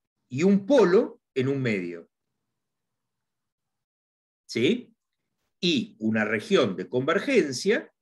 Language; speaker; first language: Spanish; native; Spanish